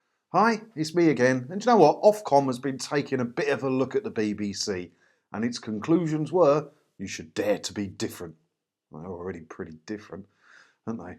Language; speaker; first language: English; native; English